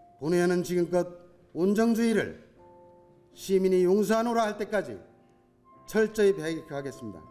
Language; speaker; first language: Korean; native; Korean